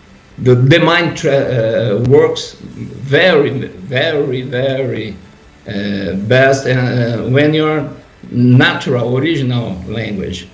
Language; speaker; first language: English; non-native, learner; Portuguese